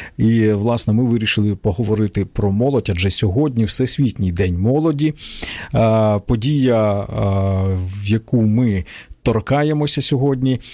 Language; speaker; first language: Ukrainian; native; Ukrainian